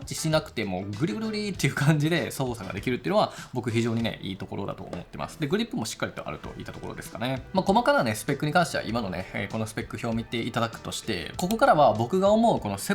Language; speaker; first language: Japanese; native; Japanese